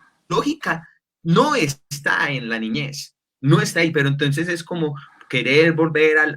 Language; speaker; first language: Spanish; native; Spanish